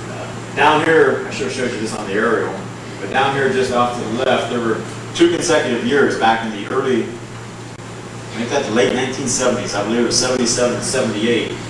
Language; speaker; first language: English; native; English